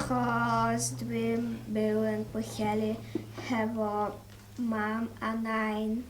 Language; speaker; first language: Welsh; non-native, learner; Lithuanian